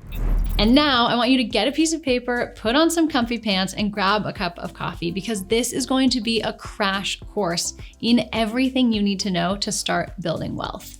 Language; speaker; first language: English; native; English